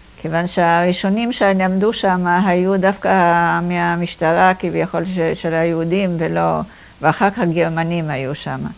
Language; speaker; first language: Hebrew; non-native, fluent; Polish